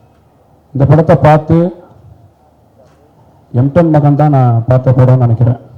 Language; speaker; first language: Tamil; native; Tamil